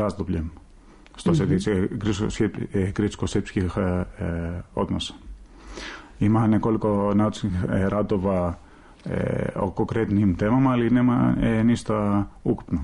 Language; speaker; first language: Serbian; non-native, fluent; Greek